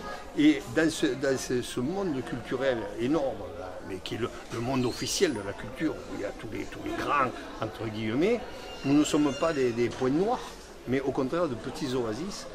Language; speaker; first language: French; native; French